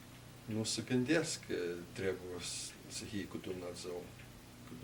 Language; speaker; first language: Romanian; early bilingual, heritage; Romanian